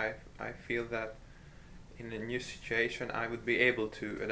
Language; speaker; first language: English; non-native, fluent; Hungarian